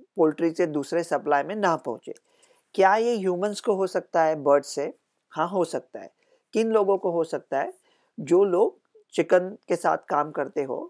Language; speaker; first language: Hindi; non-native, local second language; Marathi